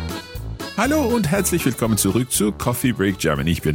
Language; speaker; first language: German; non-native, learner; English